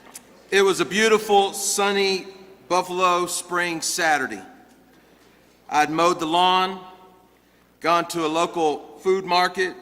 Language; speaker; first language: English; native; English